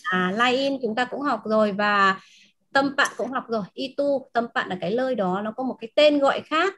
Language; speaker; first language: Vietnamese; native; Vietnamese